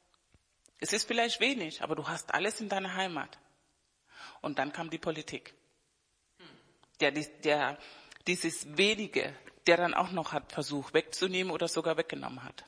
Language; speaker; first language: German; non-native, fluent; Spanish